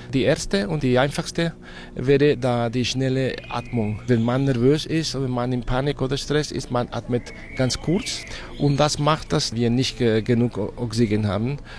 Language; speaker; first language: German; non-native, fluent; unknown